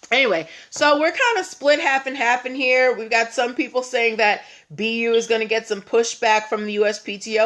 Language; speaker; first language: English; native; English